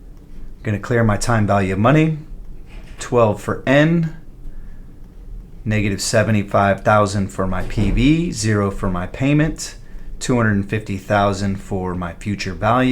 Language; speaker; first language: English; native; English